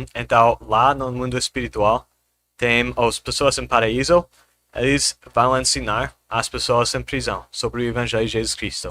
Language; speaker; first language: Portuguese; non-native, fluent; English